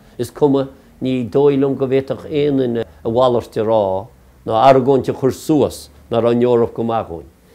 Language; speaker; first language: Irish; native; Irish